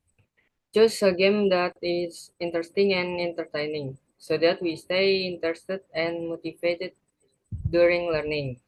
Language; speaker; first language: English; non-native, learner; Indonesian